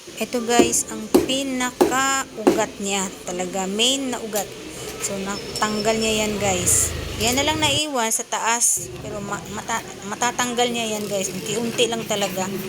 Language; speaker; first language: Filipino; native; Filipino